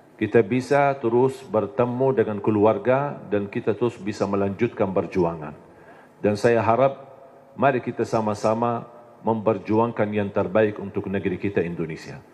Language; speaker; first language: Indonesian; non-native, fluent; Arabic